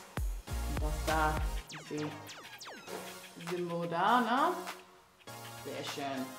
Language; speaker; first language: German; non-native, learner; English